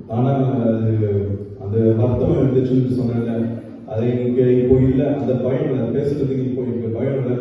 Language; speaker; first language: Tamil; early bilingual, heritage; Tamil